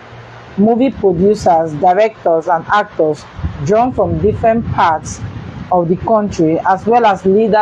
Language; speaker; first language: English; non-native, local second language; Igbo